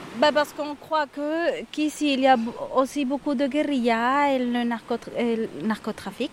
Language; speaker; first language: French; non-native, learner; Spanish